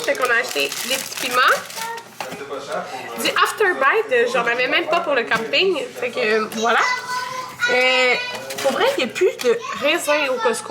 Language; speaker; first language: French; native; French